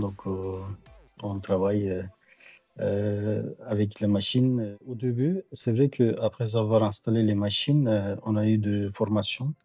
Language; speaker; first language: French; non-native, fluent; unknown